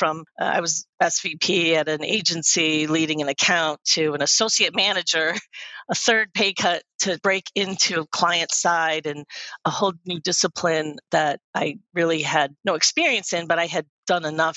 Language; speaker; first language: English; native; English